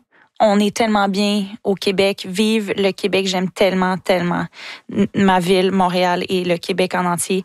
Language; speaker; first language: French; native; French